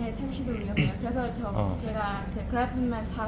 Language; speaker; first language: Korean; non-native, learner; Burmese